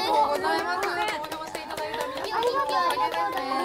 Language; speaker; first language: Japanese; native; Japanese